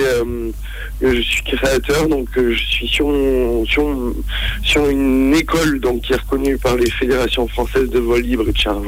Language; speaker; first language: French; native; French